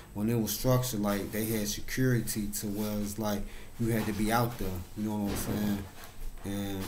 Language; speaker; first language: English; native; English